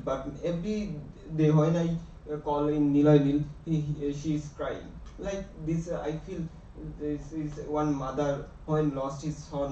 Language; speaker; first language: English; non-native, learner; Bangla